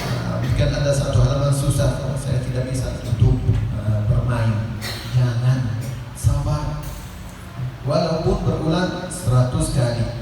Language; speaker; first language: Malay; non-native, learner; Arabic